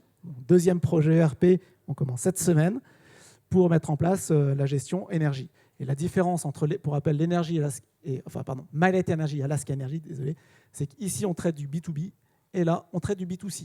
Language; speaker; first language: French; native; French